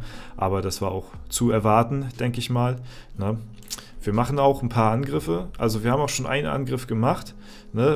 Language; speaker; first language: German; native; German